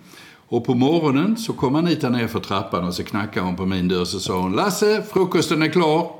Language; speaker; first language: Swedish; native; Swedish